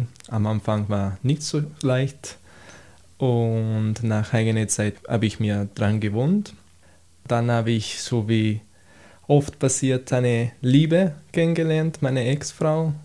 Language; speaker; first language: German; non-native, fluent; Italian